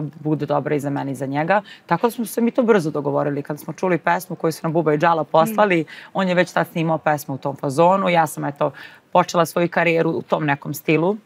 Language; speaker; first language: Serbian; native; Serbian